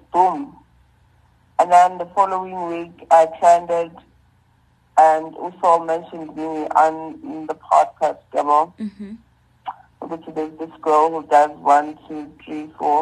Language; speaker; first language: English; non-native, local second language; Zulu